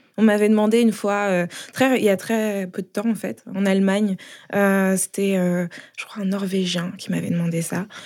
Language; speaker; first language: French; native; French